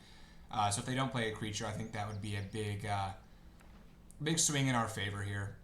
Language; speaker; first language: English; native; English